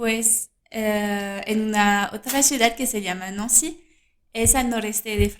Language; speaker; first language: Spanish; non-native, fluent; French